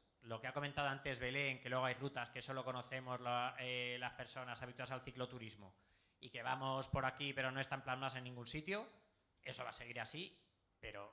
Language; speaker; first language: Spanish; native; Spanish